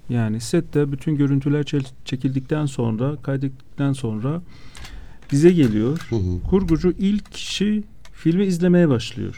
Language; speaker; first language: Turkish; non-native, fluent; Azerbaijani